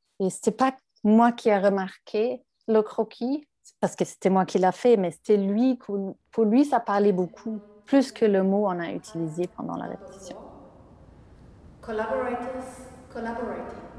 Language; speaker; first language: French; non-native, fluent; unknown